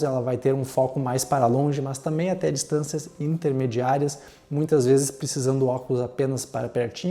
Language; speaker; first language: Portuguese; native; Portuguese